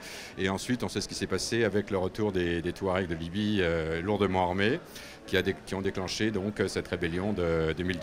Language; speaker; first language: French; native; French